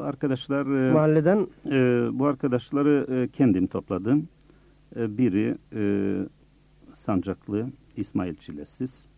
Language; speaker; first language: Turkish; early bilingual, other home language; Bosnian